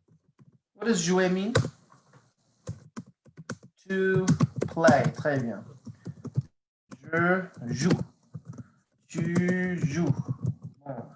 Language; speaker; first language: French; non-native, fluent; English